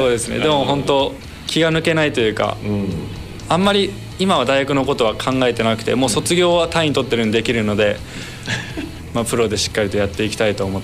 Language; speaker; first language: Japanese; native; Japanese